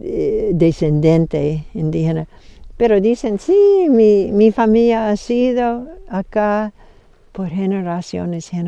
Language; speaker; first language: Spanish; non-native, fluent; English